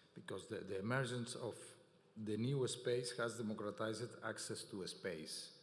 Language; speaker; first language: English; non-native, fluent; Catalan